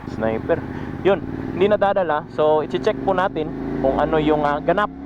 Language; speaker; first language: Filipino; non-native, local second language; Cebuano